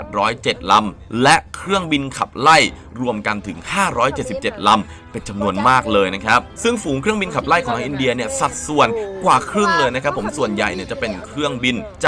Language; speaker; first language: Thai; native; Thai